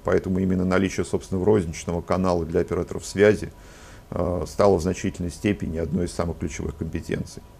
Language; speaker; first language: Russian; native; Russian